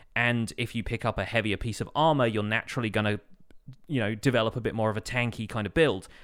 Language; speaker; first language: English; native; English